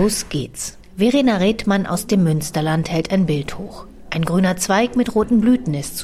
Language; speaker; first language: German; native; German